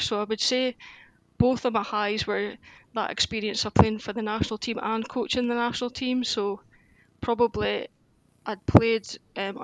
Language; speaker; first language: English; native; English